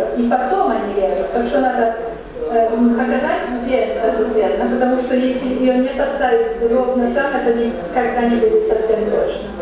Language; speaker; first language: Russian; non-native, learner; Italian